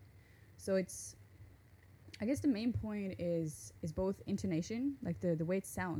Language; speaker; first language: English; non-native, fluent; Norwegian